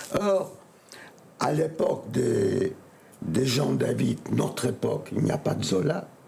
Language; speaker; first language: French; non-native, fluent; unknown